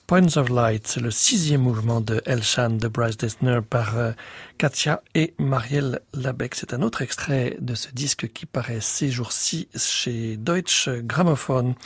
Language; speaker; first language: French; native; French